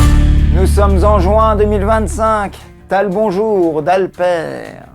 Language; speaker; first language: French; native; French